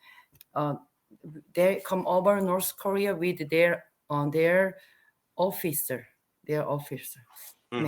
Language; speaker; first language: English; non-native, learner; Korean